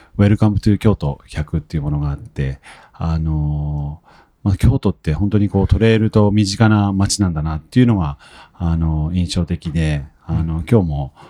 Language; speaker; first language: Japanese; native; Japanese